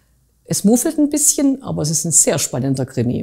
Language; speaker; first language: German; native; German